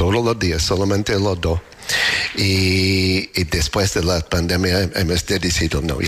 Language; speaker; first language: Spanish; non-native, learner; English